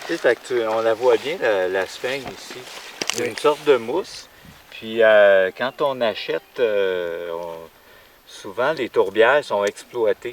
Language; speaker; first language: French; native; French